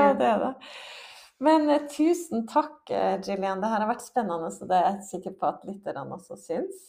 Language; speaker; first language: Norwegian; native; Norwegian